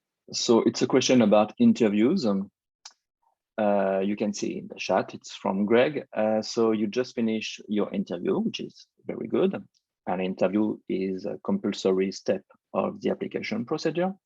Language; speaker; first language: English; non-native, fluent; French